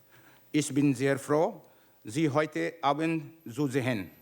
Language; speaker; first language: German; non-native, learner; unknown